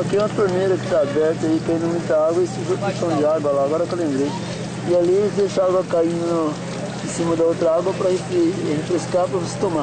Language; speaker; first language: Portuguese; native; Portuguese